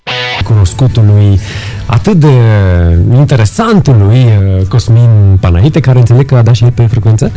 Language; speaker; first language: Romanian; native; Romanian